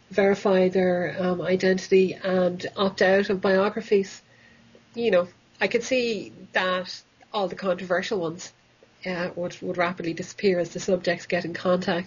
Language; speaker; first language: English; native; English